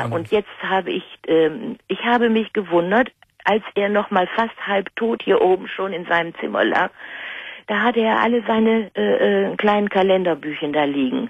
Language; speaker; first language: German; native; German